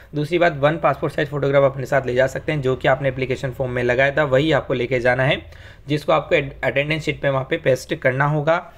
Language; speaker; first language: Hindi; native; Hindi